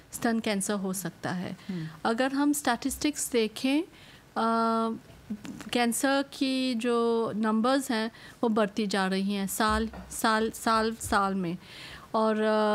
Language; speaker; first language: Hindi; non-native, local second language; Morisyen